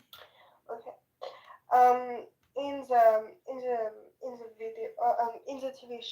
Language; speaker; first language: English; non-native, learner; French